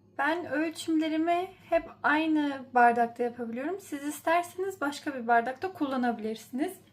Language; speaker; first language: Turkish; early bilingual, heritage; Turkish